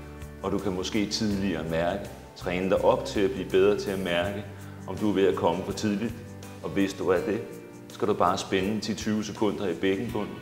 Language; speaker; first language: Danish; native; Danish